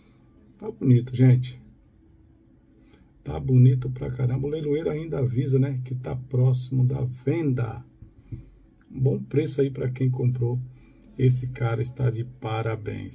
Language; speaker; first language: Portuguese; native; Portuguese